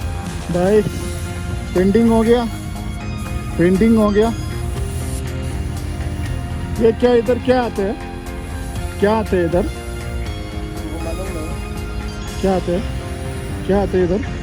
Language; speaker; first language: Hindi; non-native, learner; Malayalam